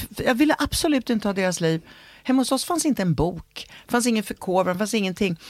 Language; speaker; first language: Swedish; early bilingual, other home language; Italian